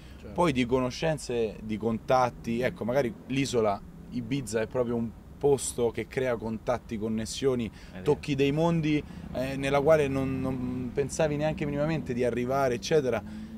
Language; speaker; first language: Italian; native; Italian